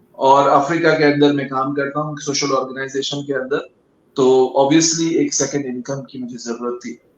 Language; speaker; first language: Urdu; native; Urdu